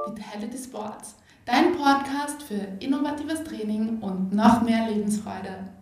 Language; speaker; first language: German; native; German